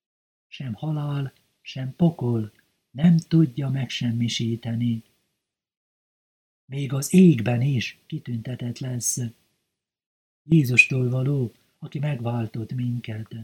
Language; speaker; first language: Hungarian; native; Hungarian